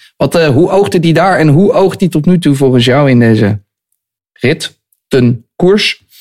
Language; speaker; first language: Dutch; native; Dutch